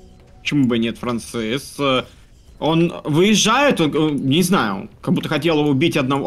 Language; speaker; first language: Russian; native; Russian